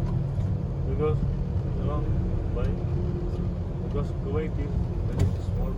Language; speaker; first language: English; non-native, learner; Tamil